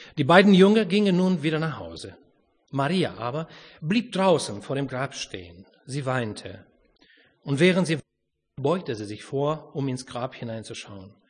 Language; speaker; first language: German; non-native, fluent; Romanian